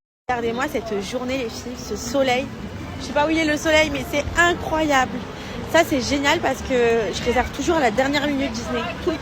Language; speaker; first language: French; native; French